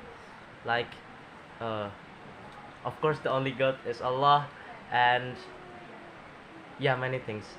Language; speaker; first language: English; non-native, learner; Indonesian